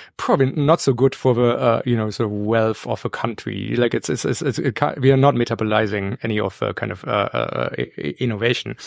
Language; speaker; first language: English; non-native, fluent; German